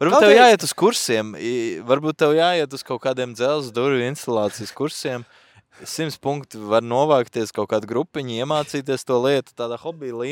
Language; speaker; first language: Latvian; native; Latvian